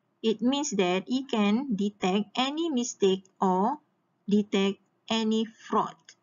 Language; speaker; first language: English; non-native, local second language; Malay